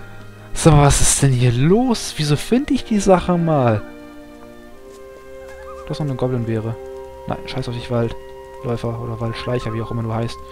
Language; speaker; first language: German; native; German